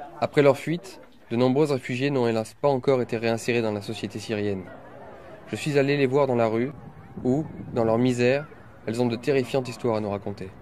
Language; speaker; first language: French; native; French